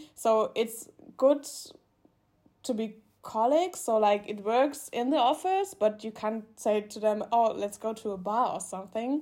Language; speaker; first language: English; non-native, learner; German